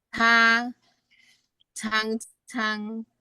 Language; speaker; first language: Chinese; non-native, learner; Indonesian